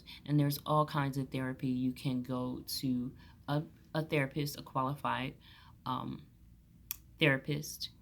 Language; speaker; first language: English; native; English